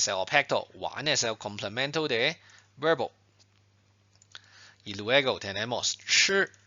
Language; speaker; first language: Spanish; non-native, fluent; Chinese